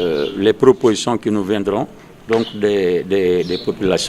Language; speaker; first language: French; non-native, local second language; Wolof